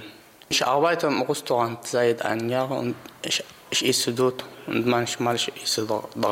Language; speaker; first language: German; non-native, learner; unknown